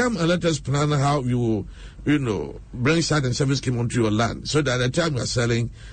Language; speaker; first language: English; non-native, local second language; Akan